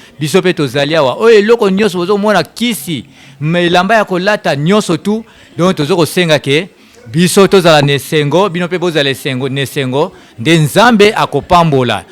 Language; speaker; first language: Lingala; native; Lingala